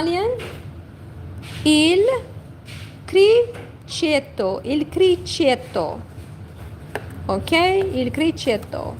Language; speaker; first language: Italian; non-native, learner; Portuguese